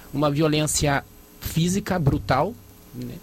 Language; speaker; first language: Portuguese; early bilingual, other home language; Spanish